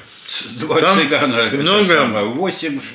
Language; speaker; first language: Russian; native; Russian